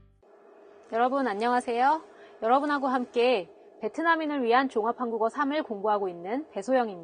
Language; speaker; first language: Korean; native; Korean